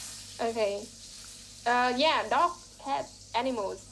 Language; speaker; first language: English; non-native, fluent; Vietnamese